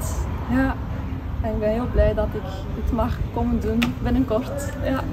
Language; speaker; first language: Dutch; non-native, fluent; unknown